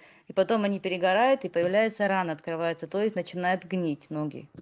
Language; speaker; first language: Russian; native; Russian